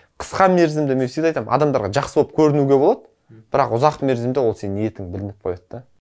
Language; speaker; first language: Kazakh; native; Kazakh